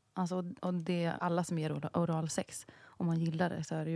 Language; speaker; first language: Swedish; native; Swedish